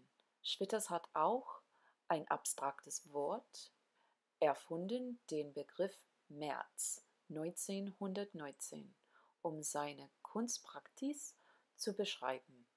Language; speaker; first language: German; non-native, learner; English